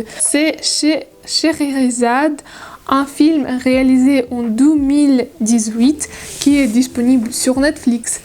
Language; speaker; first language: French; non-native, learner; Russian